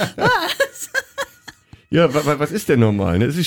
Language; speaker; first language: German; native; German